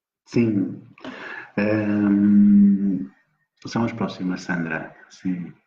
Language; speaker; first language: Portuguese; native; Portuguese